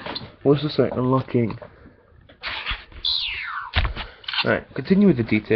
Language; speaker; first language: English; native; English